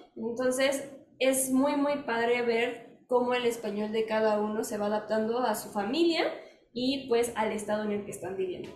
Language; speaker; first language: Spanish; native; Spanish